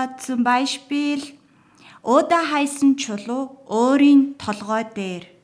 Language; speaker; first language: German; non-native, learner; Mongolian